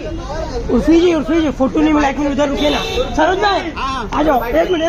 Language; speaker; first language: Hindi; native; Hindi